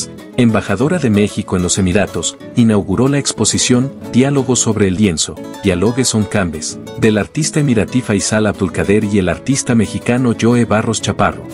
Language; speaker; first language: Spanish; native; Spanish